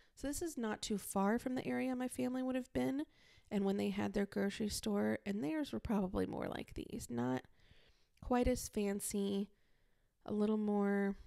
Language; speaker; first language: English; native; English